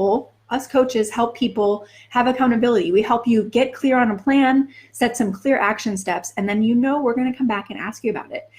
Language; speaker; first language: English; native; English